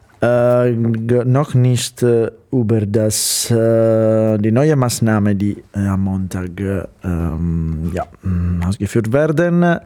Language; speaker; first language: German; non-native, fluent; Italian